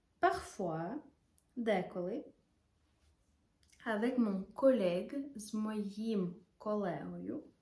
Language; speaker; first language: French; non-native, fluent; Ukrainian